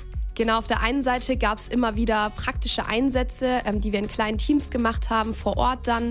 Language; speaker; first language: German; native; German